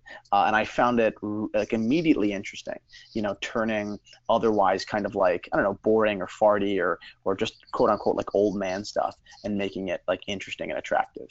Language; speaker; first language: English; native; English